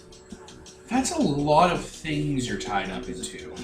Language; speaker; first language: English; native; English